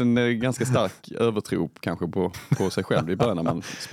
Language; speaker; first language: Swedish; native; Swedish